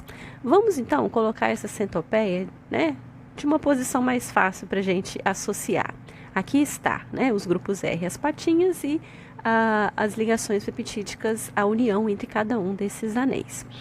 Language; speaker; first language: Portuguese; native; Portuguese